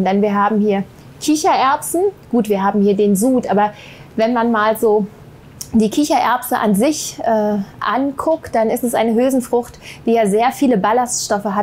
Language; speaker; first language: German; native; German